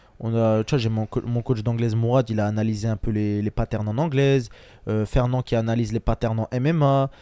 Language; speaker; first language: French; early bilingual, other home language; Chechen